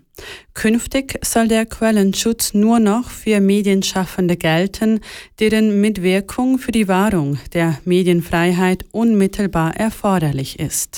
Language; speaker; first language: German; native; German